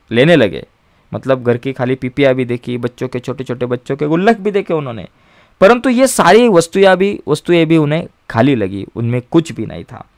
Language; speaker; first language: Hindi; non-native, local second language; Marathi